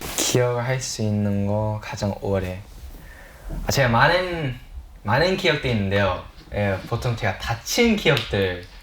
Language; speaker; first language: Korean; early bilingual, heritage; English